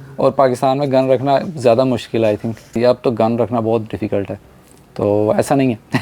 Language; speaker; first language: Urdu; native; Urdu